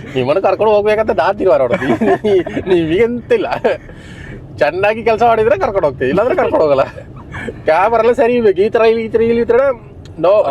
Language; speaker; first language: Kannada; non-native, local second language; Malayalam